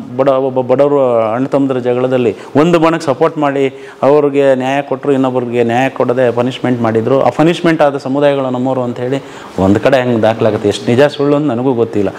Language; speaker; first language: Kannada; non-native, local second language; Lambadi